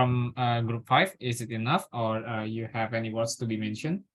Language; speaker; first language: English; non-native, learner; Indonesian